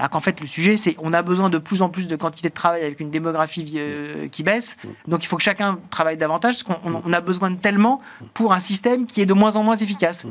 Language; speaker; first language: French; native; French